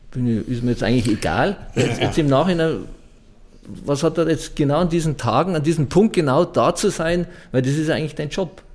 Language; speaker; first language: German; native; German